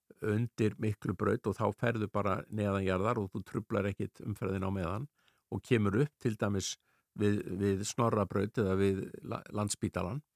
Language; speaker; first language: Icelandic; native; Icelandic